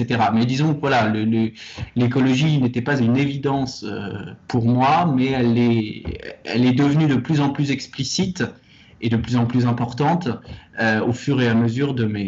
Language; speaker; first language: French; native; French